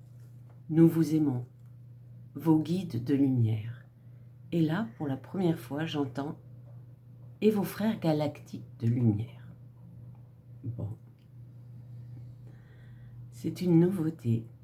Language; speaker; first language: French; native; French